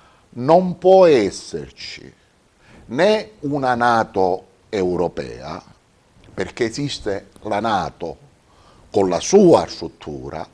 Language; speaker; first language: Italian; native; Italian